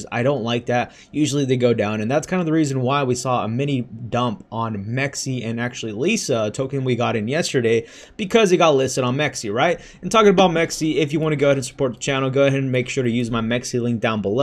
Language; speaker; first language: English; native; English